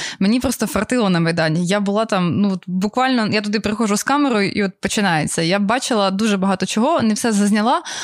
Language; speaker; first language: Ukrainian; native; Ukrainian